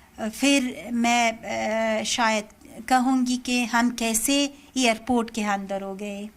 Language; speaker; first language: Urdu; non-native, learner; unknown